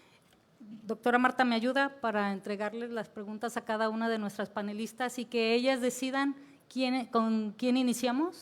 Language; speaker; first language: Spanish; native; Spanish